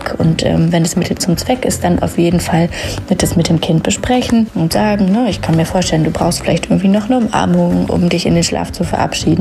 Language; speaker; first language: German; native; German